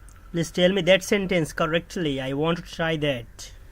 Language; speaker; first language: English; non-native, learner; Bangla